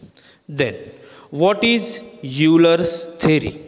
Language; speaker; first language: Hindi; non-native, local second language; Marathi